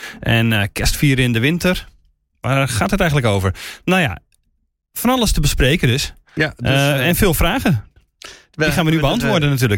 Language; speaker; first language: Dutch; native; Dutch